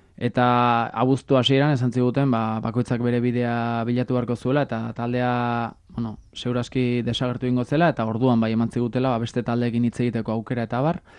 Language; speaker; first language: Basque; native; Basque